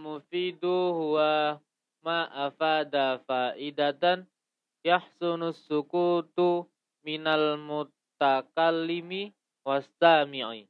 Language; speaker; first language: Arabic; non-native, learner; Indonesian